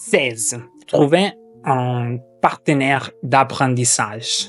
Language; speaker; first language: French; non-native, fluent; German